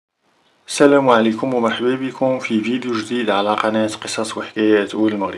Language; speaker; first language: Arabic; native; Arabic